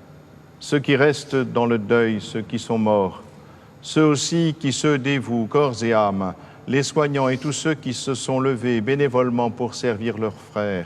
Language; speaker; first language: French; native; French